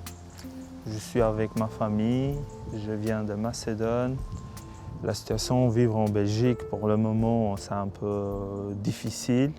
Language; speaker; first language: French; non-native, fluent; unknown